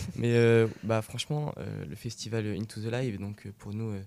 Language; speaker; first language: French; native; French